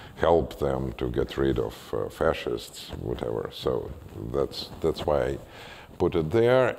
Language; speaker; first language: English; non-native, fluent; Russian